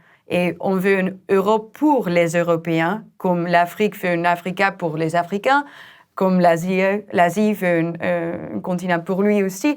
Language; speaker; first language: French; non-native, fluent; Dutch